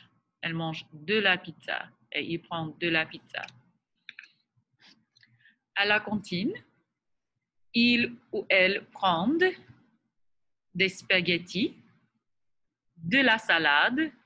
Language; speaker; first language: French; non-native, fluent; English